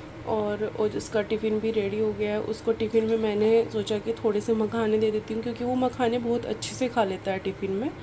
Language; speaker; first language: Hindi; native; Hindi